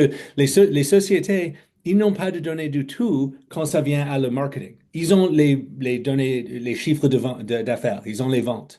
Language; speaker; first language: French; non-native, fluent; English